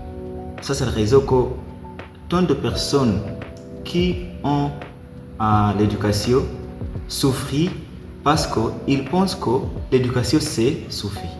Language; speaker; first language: French; non-native, learner; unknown